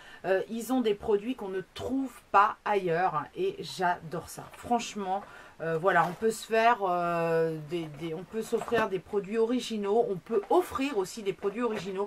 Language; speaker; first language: French; native; French